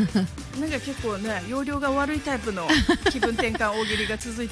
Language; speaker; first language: Japanese; native; Japanese